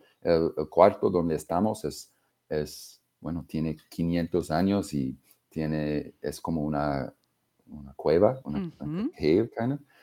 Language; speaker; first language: Spanish; non-native, fluent; English